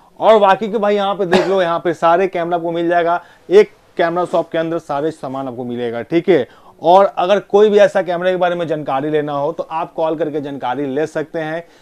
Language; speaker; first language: Hindi; native; Hindi